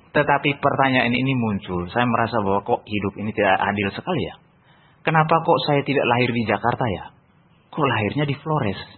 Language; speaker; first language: Indonesian; non-native, local second language; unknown